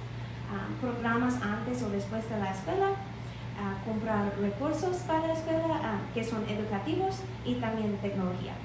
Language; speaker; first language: Spanish; non-native, learner; English